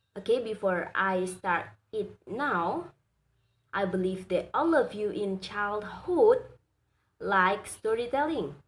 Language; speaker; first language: English; non-native, learner; Indonesian